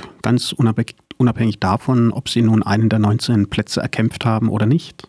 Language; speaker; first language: German; native; German